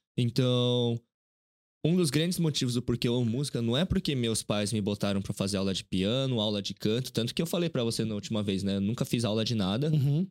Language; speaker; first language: Portuguese; early bilingual, other home language; Korean